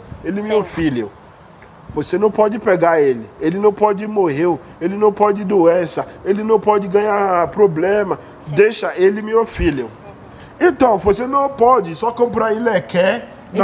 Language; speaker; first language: Portuguese; non-native, learner; Yoruba